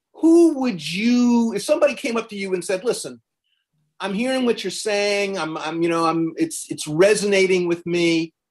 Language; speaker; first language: English; native; English